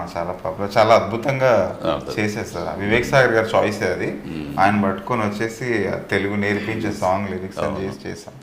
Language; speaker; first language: Telugu; native; Telugu